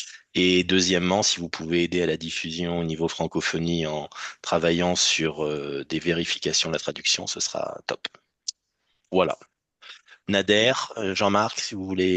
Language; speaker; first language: French; native; French